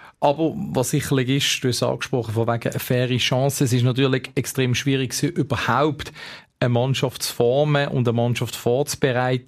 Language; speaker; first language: German; native; German